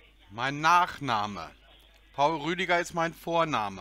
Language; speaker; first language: German; native; German